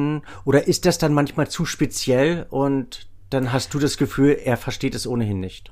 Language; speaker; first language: German; native; German